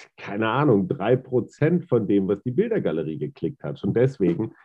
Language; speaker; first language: German; native; German